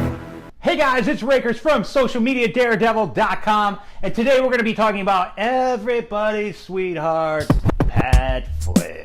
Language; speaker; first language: English; native; English